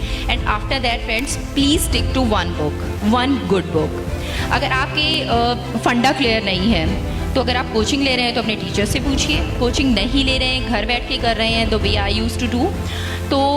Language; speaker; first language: Hindi; native; Hindi